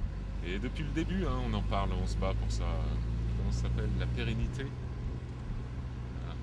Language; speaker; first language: French; native; French